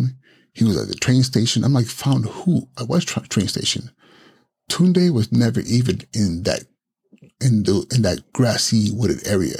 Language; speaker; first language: English; non-native, local second language; Igbo